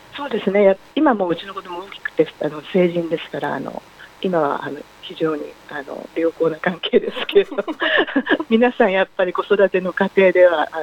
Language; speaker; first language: Japanese; native; Japanese